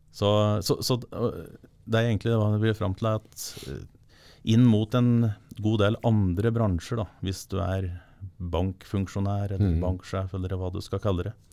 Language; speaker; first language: Norwegian; native; Norwegian